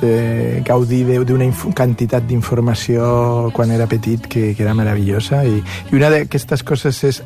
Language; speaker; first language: Catalan; non-native, fluent; Spanish